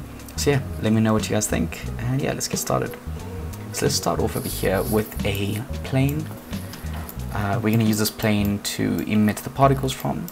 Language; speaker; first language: English; native; English